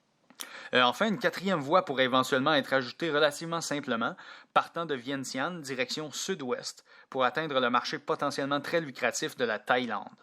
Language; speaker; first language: French; native; French